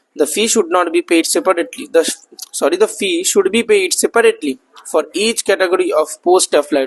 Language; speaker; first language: English; non-native, local second language; Bangla